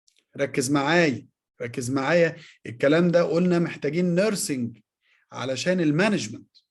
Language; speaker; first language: Arabic; native; Arabic